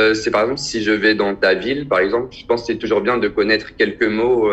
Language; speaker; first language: French; native; French